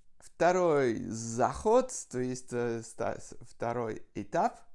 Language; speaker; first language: Russian; non-native, fluent; French